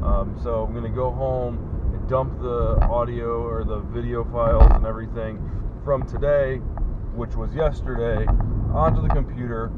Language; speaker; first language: English; native; English